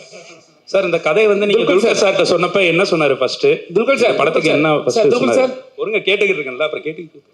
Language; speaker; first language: Tamil; native; Tamil